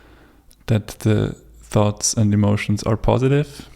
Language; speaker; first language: English; non-native, fluent; German